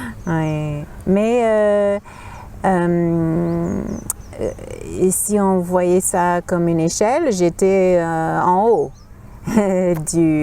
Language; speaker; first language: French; non-native, fluent; English